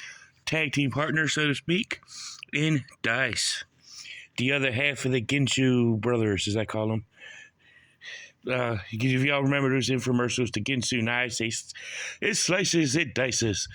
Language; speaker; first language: English; native; English